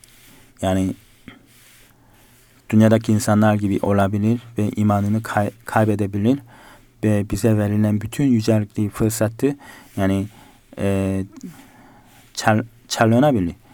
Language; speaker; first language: Turkish; non-native, fluent; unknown